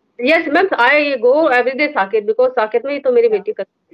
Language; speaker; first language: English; non-native, learner; Hindi